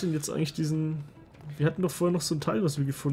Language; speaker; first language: German; native; German